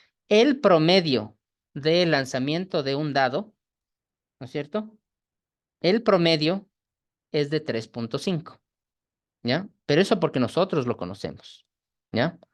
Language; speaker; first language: Spanish; native; Spanish